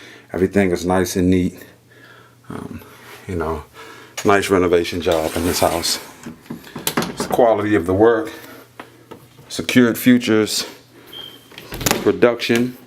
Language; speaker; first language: English; native; English